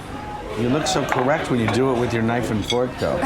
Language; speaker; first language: English; native; English